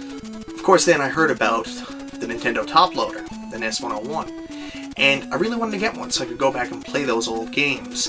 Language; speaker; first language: English; native; English